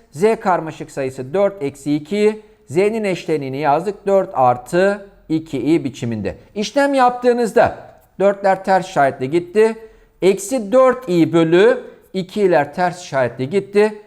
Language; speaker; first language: Turkish; native; Turkish